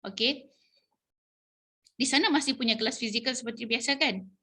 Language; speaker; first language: Malay; native; Malay